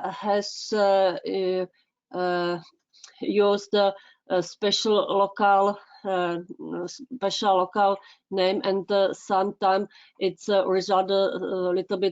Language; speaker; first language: English; non-native, fluent; Czech